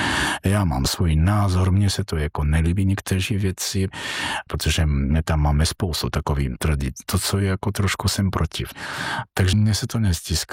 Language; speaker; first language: Czech; non-native, fluent; Georgian